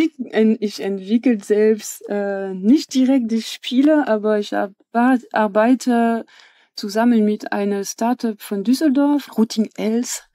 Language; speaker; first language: German; non-native, fluent; French